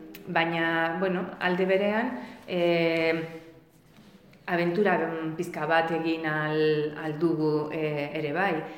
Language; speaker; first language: Basque; non-native, learner; Spanish